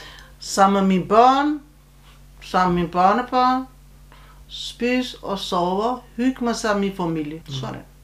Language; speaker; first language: Danish; non-native, learner; Turkish